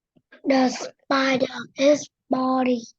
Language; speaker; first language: English; non-native, learner; Vietnamese